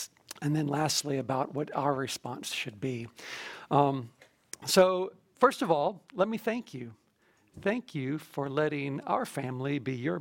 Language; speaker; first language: English; native; English